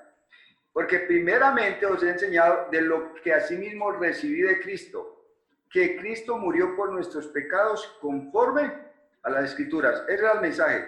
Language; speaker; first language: Spanish; native; Spanish